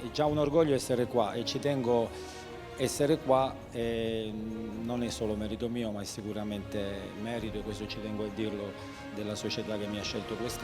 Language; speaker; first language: Italian; native; Italian